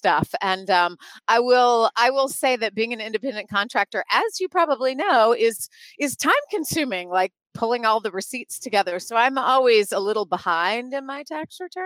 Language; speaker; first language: English; native; English